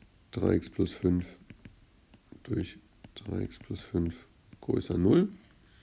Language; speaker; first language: German; native; German